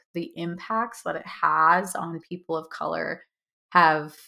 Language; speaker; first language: English; early bilingual, other home language; Hindi